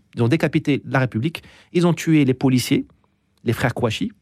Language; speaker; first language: French; non-native, local second language; Arabic